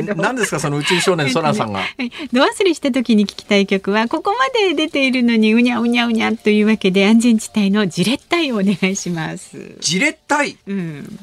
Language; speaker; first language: Japanese; early bilingual, other home language; Chinese